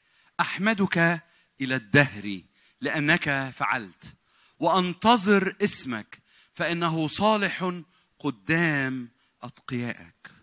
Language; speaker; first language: Arabic; native; Arabic